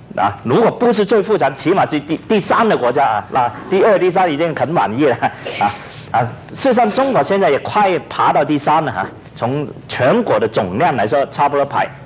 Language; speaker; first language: Chinese; non-native, local second language; Cantonese